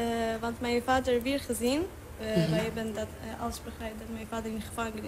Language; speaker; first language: Dutch; non-native, learner; Persian